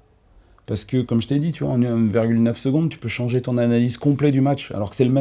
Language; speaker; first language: French; native; French